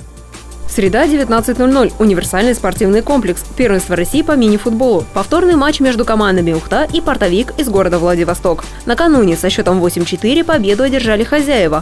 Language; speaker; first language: Russian; native; Russian